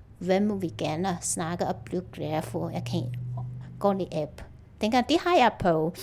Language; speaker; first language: Danish; non-native, learner; Chinese